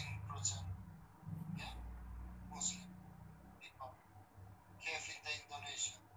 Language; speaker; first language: English; non-native, learner; Romany